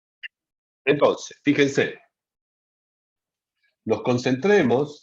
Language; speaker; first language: Spanish; native; Spanish